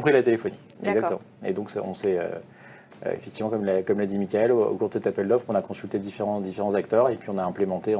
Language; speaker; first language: French; native; French